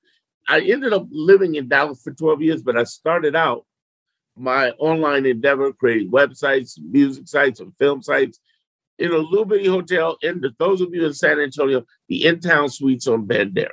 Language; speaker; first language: English; native; English